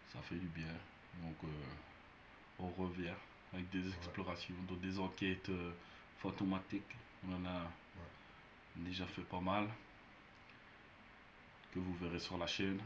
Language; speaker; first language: French; native; French